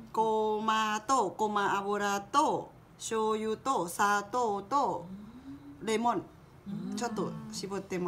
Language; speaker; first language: Japanese; non-native, learner; Thai